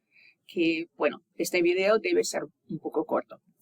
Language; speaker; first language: Spanish; non-native, fluent; English